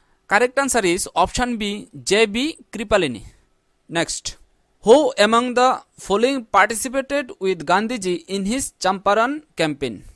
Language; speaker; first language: English; non-native, local second language; Bangla